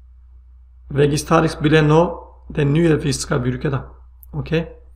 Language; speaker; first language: Swedish; non-native, fluent; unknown